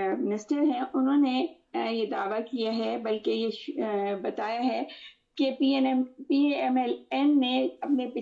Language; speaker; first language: Urdu; native; Urdu